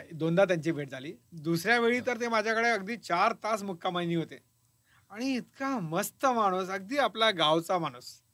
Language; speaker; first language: Marathi; native; Marathi